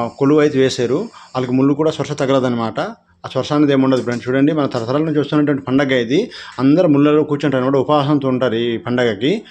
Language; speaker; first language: Telugu; non-native, local second language; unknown